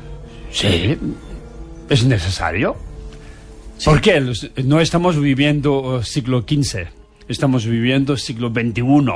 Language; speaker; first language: Spanish; non-native, fluent; Tibetan